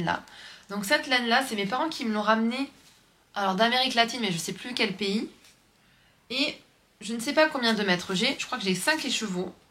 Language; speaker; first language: French; native; French